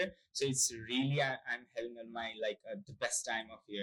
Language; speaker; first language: English; non-native, local second language; Gujarati